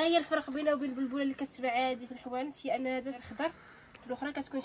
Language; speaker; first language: Arabic; native; Arabic